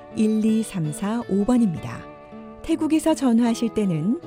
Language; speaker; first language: Korean; native; Korean